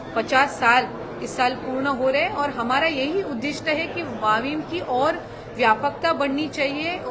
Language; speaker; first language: Hindi; non-native, local second language; Marathi